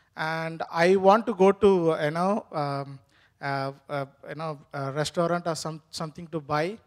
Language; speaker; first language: English; non-native, local second language; Tamil